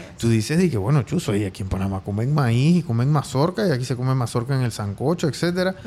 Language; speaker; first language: Spanish; native; Spanish